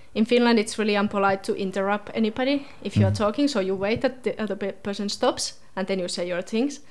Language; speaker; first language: English; non-native, fluent; Finnish